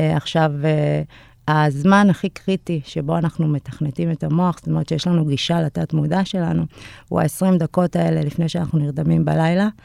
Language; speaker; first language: Hebrew; early bilingual, other home language; Amharic